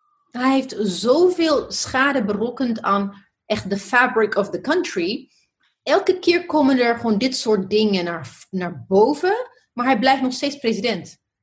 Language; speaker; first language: Dutch; non-native, fluent; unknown